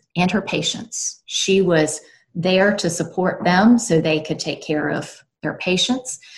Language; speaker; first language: English; native; English